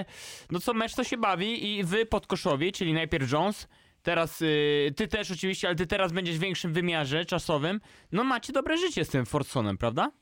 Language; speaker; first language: Polish; native; Polish